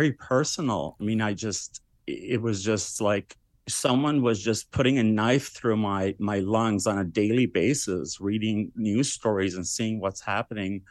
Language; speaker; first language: English; early bilingual, other home language; Armenian